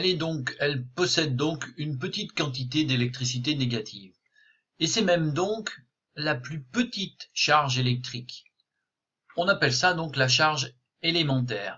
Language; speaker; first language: French; native; French